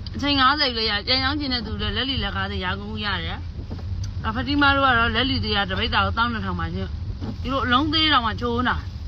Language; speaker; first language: Burmese; non-native, local second language; Chinese